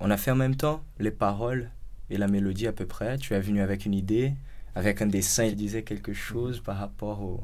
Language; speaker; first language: French; non-native, fluent; Portuguese